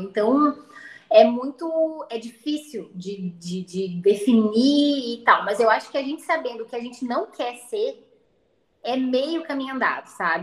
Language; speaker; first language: Portuguese; native; Portuguese